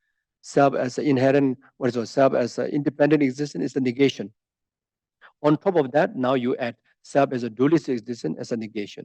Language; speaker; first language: English; non-native, fluent; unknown